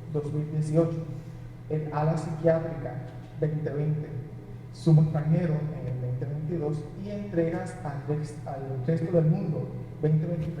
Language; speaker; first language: Spanish; native; Spanish